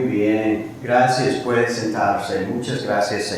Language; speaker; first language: Spanish; non-native, fluent; English